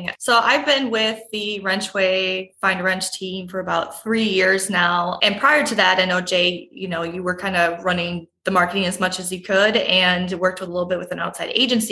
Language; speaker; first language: English; native; English